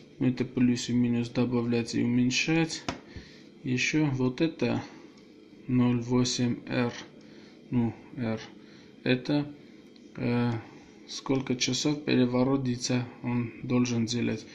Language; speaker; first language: Russian; non-native, local second language; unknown